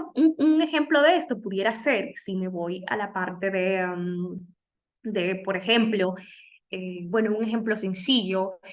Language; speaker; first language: Spanish; native; Spanish